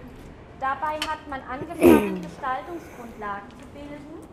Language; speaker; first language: German; native; German